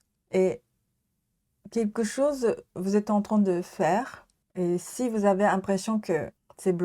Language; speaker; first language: French; non-native, learner; Japanese